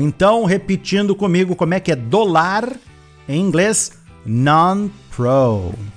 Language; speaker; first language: Portuguese; native; Portuguese